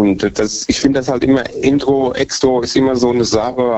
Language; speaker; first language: German; native; German